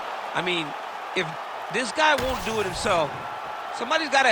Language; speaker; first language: English; native; English